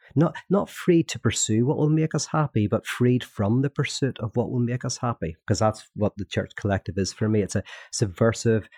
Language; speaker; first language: English; native; English